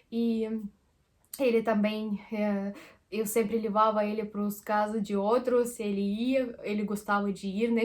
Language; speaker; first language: Portuguese; non-native, fluent; Russian